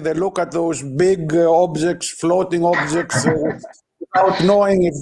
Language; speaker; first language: English; non-native, fluent; Greek